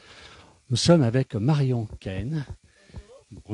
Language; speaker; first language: French; native; French